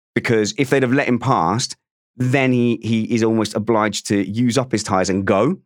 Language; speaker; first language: English; native; English